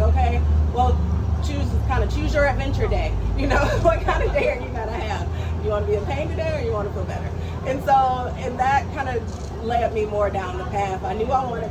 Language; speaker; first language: English; native; English